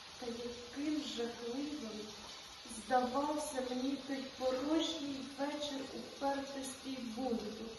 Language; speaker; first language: Ukrainian; native; Ukrainian